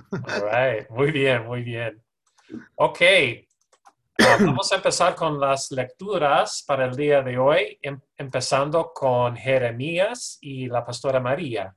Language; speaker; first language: Spanish; non-native, fluent; English